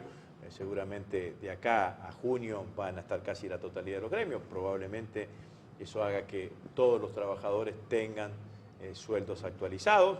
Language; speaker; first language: Spanish; native; Spanish